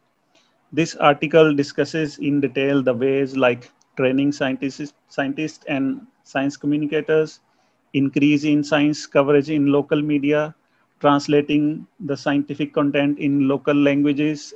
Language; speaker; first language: English; non-native, local second language; Punjabi